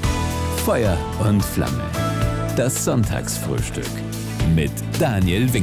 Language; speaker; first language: German; native; German